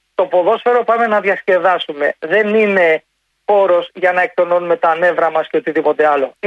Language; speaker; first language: Greek; native; Greek